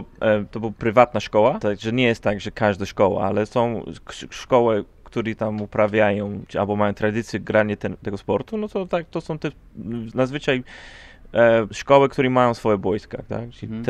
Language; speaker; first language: Polish; non-native, fluent; English